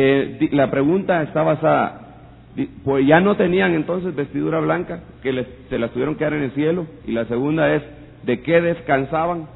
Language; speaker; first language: Spanish; native; Spanish